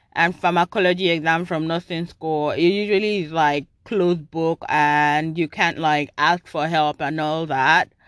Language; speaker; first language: English; non-native, local second language; Yoruba